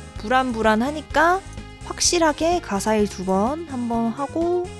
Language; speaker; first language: Korean; native; Korean